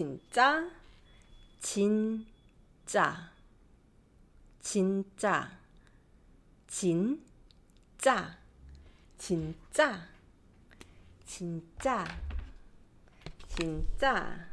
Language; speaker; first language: Korean; non-native, fluent; English